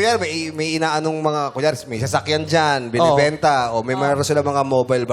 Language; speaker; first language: Filipino; native; Filipino